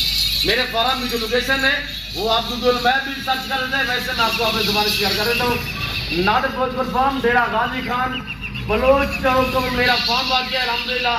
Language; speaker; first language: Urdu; non-native, local second language; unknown